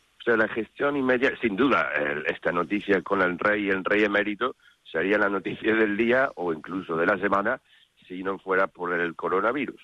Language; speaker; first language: Spanish; non-native, fluent; English